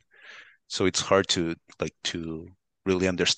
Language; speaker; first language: English; non-native, fluent; Spanish